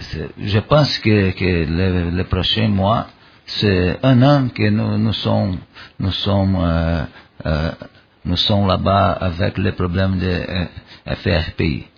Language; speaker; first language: French; non-native, learner; Portuguese